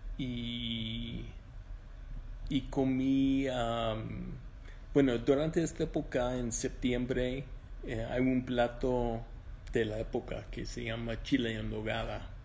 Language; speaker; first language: Spanish; non-native, learner; English